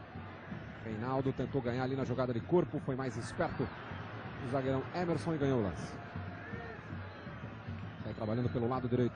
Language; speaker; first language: Portuguese; native; Portuguese